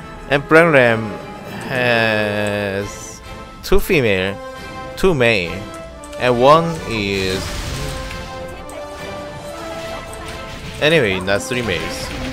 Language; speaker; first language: English; non-native, learner; Korean